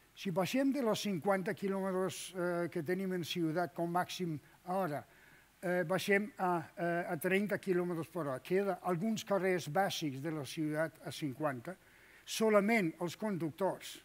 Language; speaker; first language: Catalan; non-native, fluent; Danish